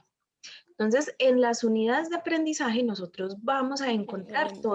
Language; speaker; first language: Spanish; native; Spanish